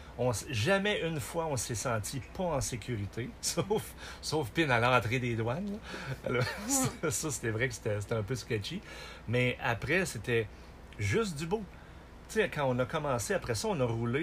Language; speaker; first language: French; native; French